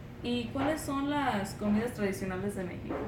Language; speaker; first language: Spanish; early bilingual, other home language; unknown